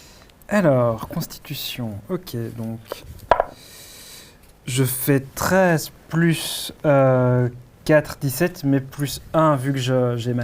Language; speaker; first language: French; native; French